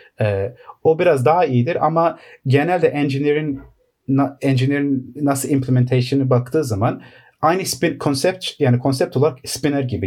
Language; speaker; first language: Turkish; early bilingual, heritage; Turkish